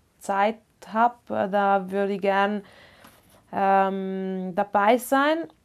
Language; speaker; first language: German; non-native, local second language; Ladin